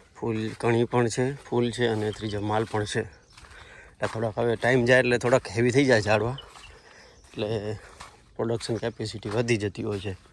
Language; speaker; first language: Gujarati; non-native, local second language; Kachhi